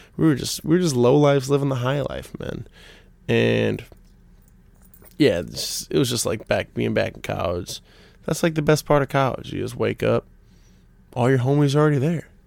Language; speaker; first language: English; native; English